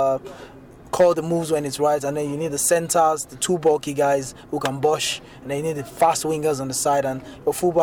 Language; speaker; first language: English; non-native, local second language; Yoruba